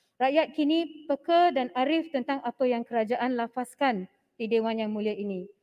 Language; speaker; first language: Malay; non-native, local second language; Tamil